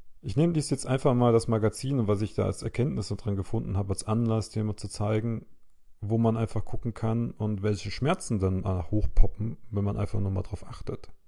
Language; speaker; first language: German; native; German